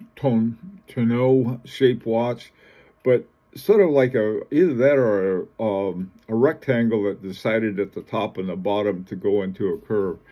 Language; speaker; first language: English; native; English